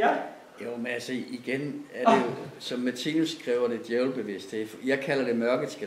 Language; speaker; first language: Danish; native; Danish